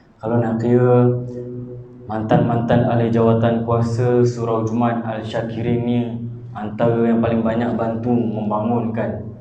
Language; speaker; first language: Malay; native; Malay